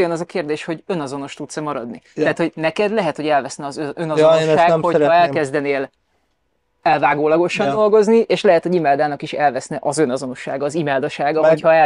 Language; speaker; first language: Hungarian; native; Hungarian